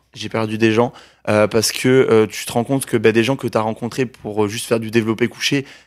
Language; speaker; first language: French; native; French